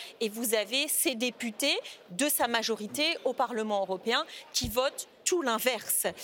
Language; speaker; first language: French; native; French